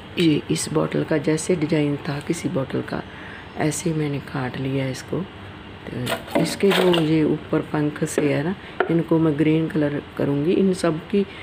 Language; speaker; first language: Hindi; non-native, local second language; Punjabi